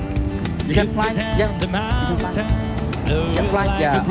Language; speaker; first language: English; non-native, learner; Khmer